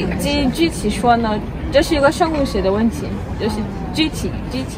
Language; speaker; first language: Chinese; non-native, fluent; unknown